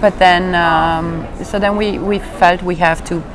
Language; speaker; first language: English; non-native, fluent; Romanian